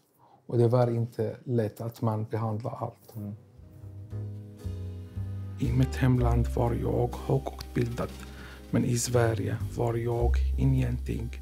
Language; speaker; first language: Swedish; non-native, learner; Arabic